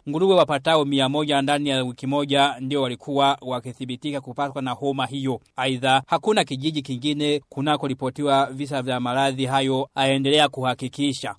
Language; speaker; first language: Swahili; non-native, local second language; Rundi